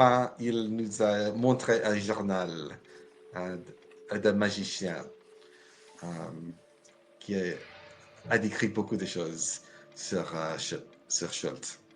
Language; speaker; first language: French; non-native, learner; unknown